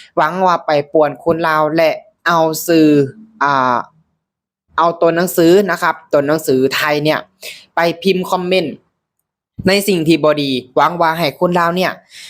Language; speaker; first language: Thai; native; Thai